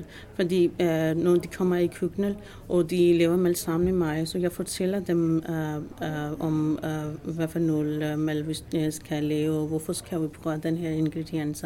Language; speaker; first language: Danish; non-native, fluent; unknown